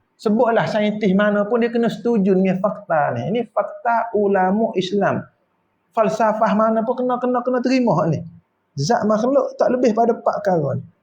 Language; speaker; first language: Malay; native; Malay